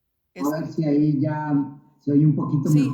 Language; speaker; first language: Spanish; native; Spanish